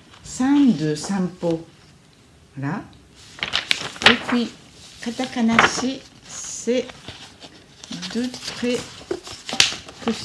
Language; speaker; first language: French; non-native, learner; Japanese